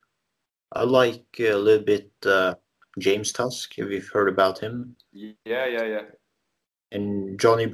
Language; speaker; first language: English; non-native, fluent; Norwegian